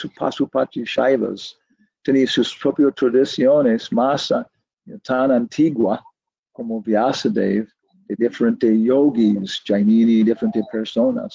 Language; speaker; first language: Spanish; non-native, learner; English